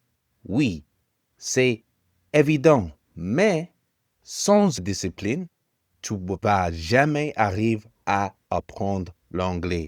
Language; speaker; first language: French; non-native, fluent; English